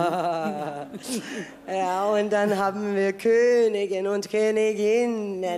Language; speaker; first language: German; non-native, fluent; Swedish